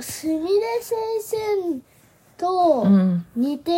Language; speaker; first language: Japanese; early bilingual, other home language; Korean